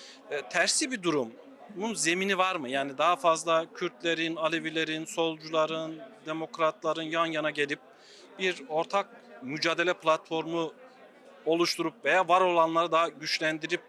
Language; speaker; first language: Turkish; native; Turkish